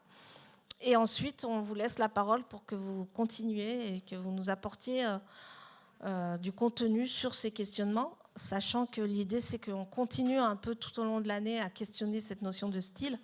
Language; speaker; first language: French; native; French